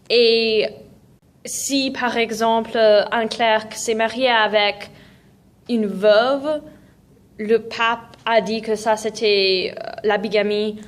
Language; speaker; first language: French; non-native, fluent; English